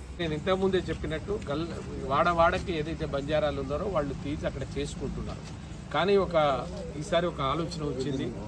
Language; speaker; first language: Telugu; non-native, local second language; Lambadi